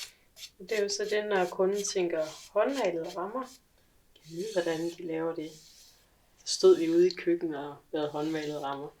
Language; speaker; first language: Danish; native; Danish